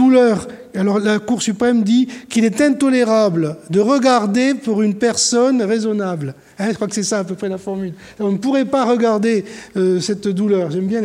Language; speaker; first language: French; native; French